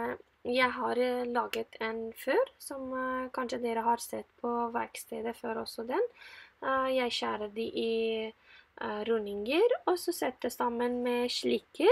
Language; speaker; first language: Norwegian; non-native, fluent; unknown